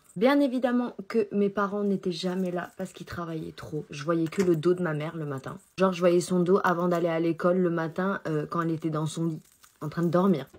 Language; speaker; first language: French; early bilingual, other home language; Chinese